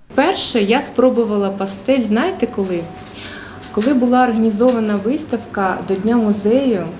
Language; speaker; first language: Ukrainian; non-native, fluent; Tajik